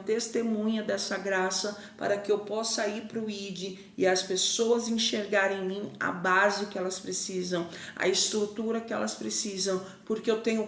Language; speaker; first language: Portuguese; native; Portuguese